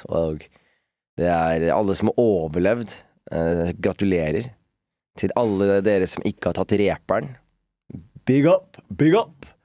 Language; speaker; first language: Norwegian; native; Norwegian